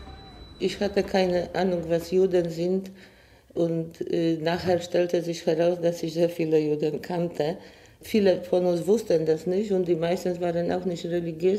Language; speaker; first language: German; non-native, fluent; Polish